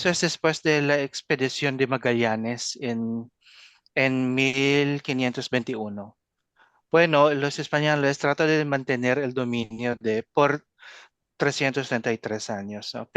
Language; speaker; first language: Spanish; non-native, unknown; Filipino